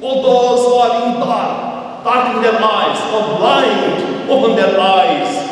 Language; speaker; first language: English; non-native, fluent; Armenian